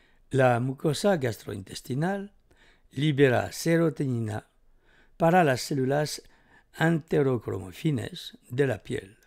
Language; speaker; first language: Spanish; native; Spanish